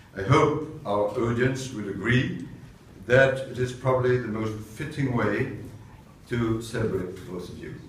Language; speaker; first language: English; non-native, fluent; French